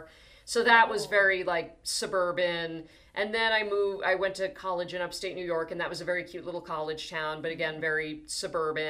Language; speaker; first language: English; native; English